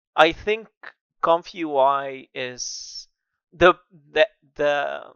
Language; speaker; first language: English; non-native, fluent; Arabic